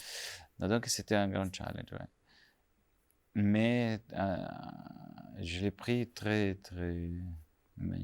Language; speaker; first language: French; non-native, fluent; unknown